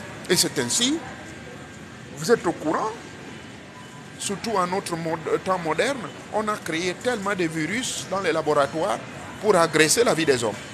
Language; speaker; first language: French; native; French